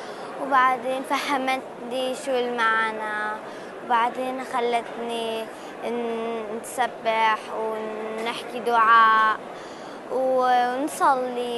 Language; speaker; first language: Arabic; early bilingual, heritage; Arabic